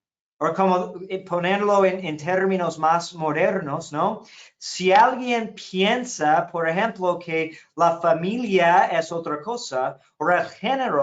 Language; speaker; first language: Spanish; non-native, fluent; English